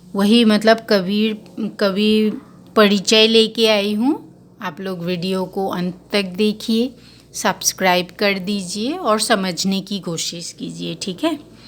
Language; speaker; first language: Hindi; non-native, local second language; Assamese